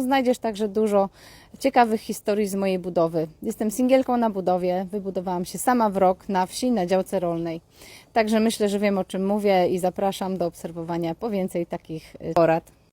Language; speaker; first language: Polish; native; Polish